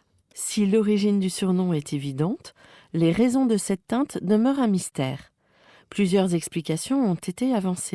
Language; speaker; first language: French; native; French